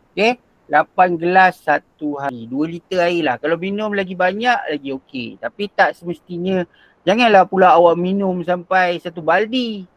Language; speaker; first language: Malay; native; Malay